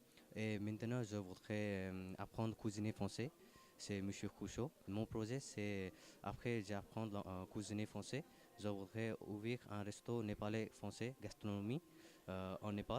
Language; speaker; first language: French; non-native, learner; Nepali